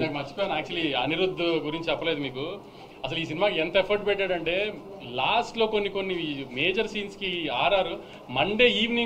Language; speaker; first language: Telugu; native; Telugu